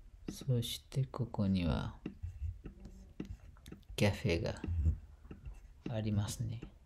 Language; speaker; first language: Japanese; non-native, fluent; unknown